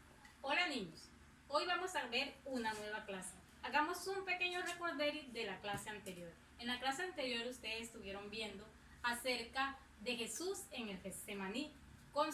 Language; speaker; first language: Spanish; native; Spanish